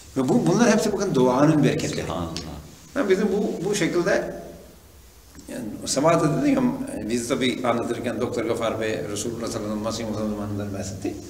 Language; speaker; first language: Turkish; non-native, fluent; Urdu